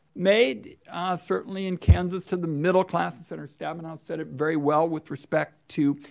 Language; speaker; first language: English; native; English